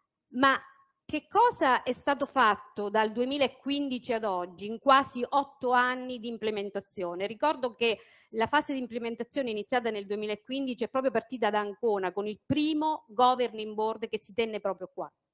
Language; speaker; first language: Italian; native; Italian